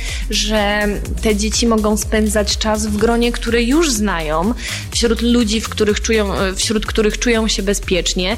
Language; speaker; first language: Polish; native; Polish